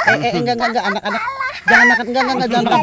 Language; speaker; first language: Indonesian; native; Indonesian